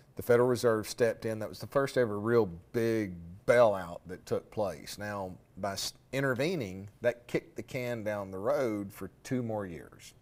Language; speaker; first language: English; native; English